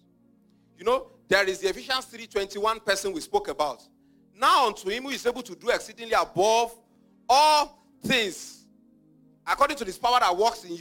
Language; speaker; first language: English; non-native, local second language; Yoruba